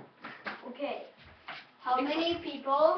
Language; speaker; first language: English; non-native, learner; Japanese